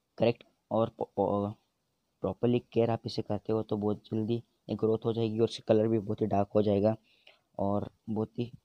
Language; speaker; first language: Hindi; native; Hindi